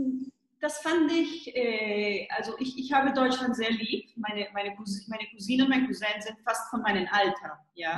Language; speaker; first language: German; early bilingual, heritage; Spanish